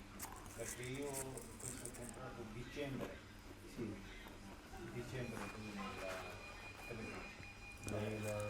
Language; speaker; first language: Italian; non-native, learner; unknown